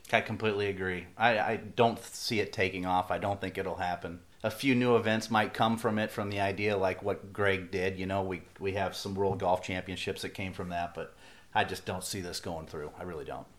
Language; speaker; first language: English; native; English